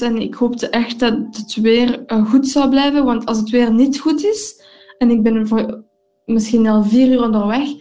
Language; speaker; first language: Dutch; non-native, local second language; English